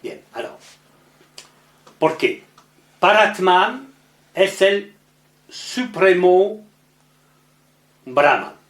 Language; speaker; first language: Spanish; non-native, learner; French